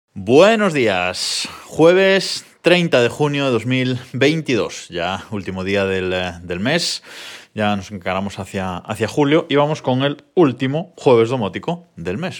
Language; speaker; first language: Spanish; native; Spanish